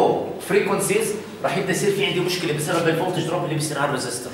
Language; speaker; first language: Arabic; native; Arabic